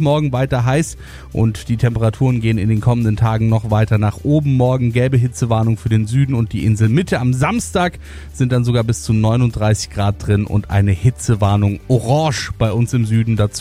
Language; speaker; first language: German; native; German